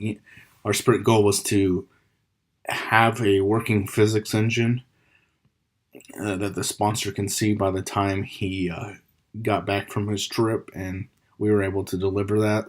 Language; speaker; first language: English; native; English